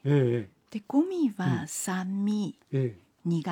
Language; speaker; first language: Japanese; non-native, fluent; Chinese